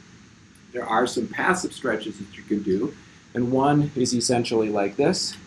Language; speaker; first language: English; native; English